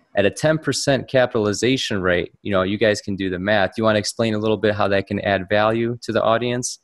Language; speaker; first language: English; native; English